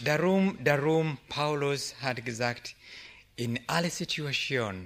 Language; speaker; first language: German; non-native, learner; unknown